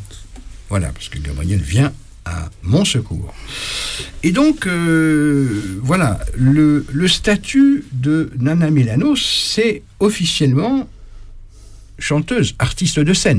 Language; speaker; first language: French; native; French